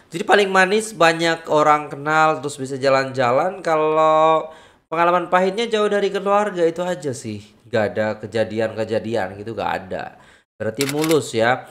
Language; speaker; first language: Malay; non-native, fluent; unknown